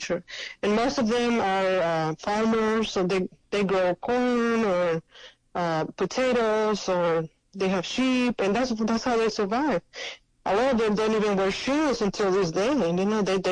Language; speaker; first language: English; non-native, fluent; Spanish